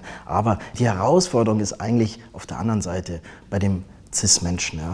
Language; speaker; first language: German; native; German